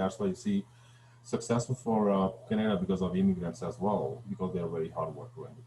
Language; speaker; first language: English; non-native, fluent; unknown